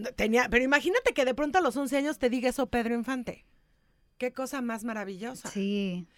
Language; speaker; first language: Spanish; native; Spanish